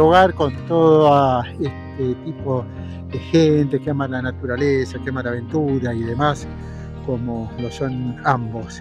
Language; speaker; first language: Spanish; native; Spanish